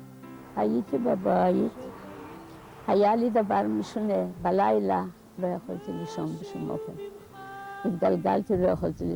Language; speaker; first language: Hebrew; non-native, fluent; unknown